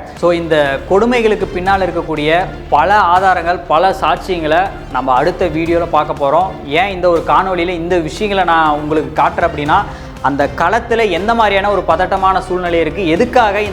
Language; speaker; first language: Tamil; native; Tamil